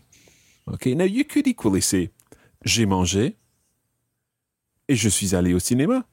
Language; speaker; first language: French; non-native, fluent; English